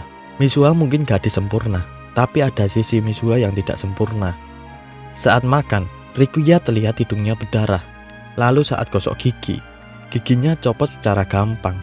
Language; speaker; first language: Indonesian; native; Indonesian